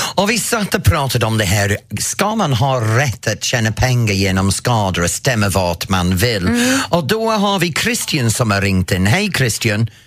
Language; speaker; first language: Swedish; non-native, fluent; English